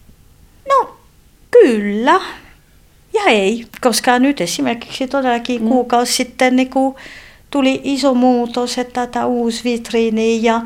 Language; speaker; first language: Finnish; non-native, fluent; French